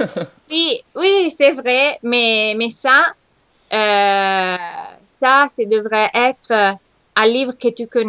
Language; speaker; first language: French; non-native, learner; Italian